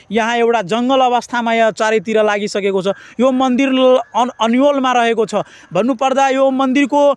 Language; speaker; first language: Nepali; non-native, local second language; Maithili